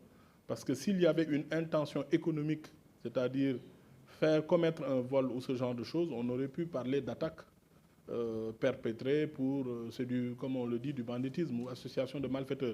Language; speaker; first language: French; non-native, local second language; Wolof